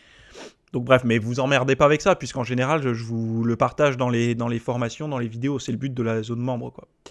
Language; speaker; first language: French; native; French